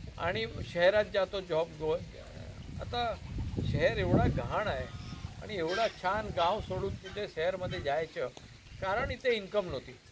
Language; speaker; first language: Marathi; non-native, local second language; Gujarati